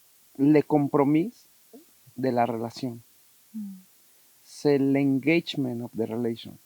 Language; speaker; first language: French; non-native, learner; Spanish